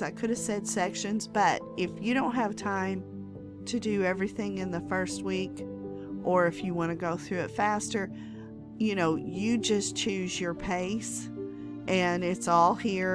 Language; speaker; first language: English; native; English